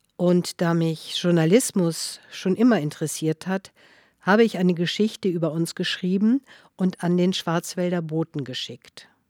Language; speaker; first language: German; non-native, fluent; Russian